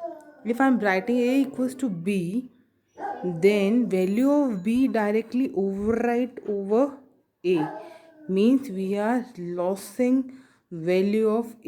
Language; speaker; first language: English; non-native, local second language; Hindi